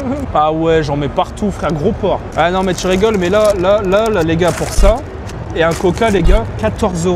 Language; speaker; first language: French; native; French